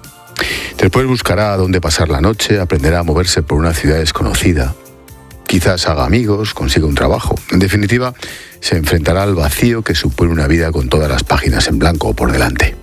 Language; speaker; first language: Spanish; native; Spanish